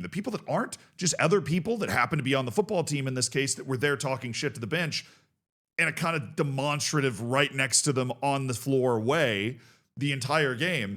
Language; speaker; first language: English; native; English